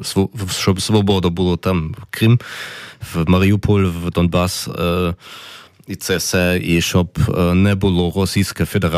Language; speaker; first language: Ukrainian; non-native, learner; German